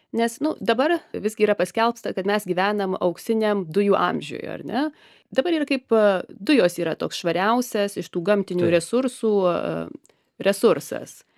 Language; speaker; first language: Lithuanian; early bilingual, heritage; Lithuanian